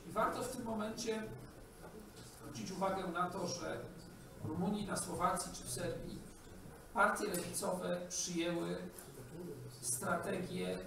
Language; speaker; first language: Polish; native; Polish